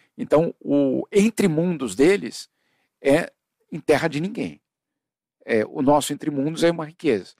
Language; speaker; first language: Portuguese; native; Portuguese